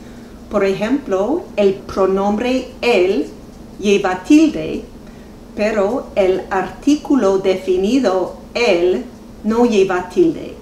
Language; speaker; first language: Spanish; non-native, fluent; English